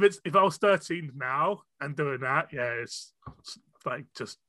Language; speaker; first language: English; non-native, local second language; Cantonese